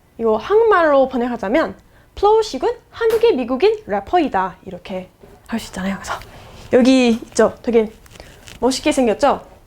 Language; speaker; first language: Korean; non-native, fluent; English